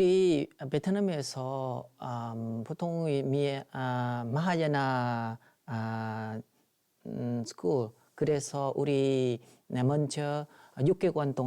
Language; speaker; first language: Korean; non-native, learner; Vietnamese